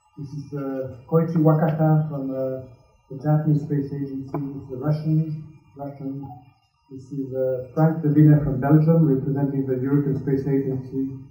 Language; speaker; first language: English; non-native, fluent; French